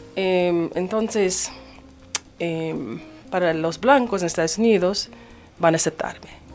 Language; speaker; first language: Spanish; non-native, learner; English